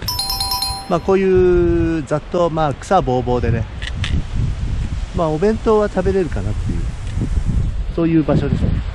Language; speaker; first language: Japanese; native; Japanese